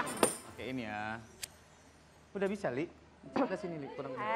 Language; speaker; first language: Indonesian; native; Indonesian